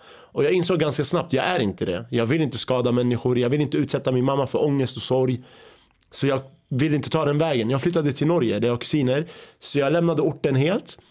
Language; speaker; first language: Swedish; early bilingual, other home language; Arabic